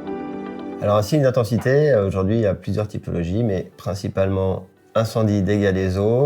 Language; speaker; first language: French; native; French